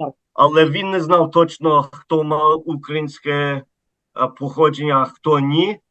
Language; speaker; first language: Ukrainian; early bilingual, heritage; Ukrainian